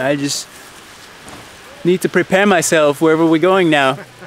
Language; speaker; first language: English; non-native, fluent; German